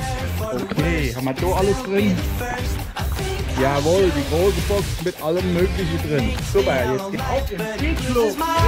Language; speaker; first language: German; native; German